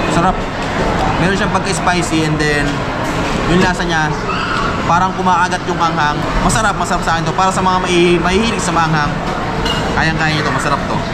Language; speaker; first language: Filipino; native; Filipino